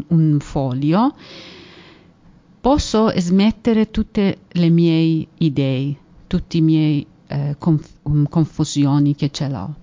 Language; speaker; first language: Italian; non-native, fluent; Persian